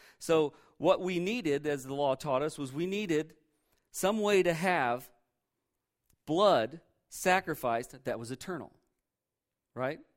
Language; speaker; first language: English; native; English